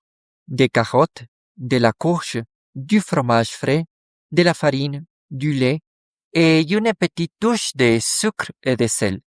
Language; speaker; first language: French; non-native, fluent; Spanish